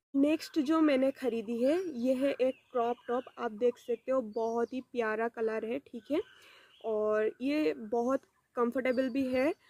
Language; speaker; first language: Hindi; non-native, local second language; Bangla